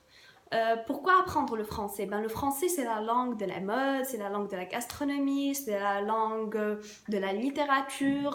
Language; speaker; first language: French; non-native, local second language; Arabic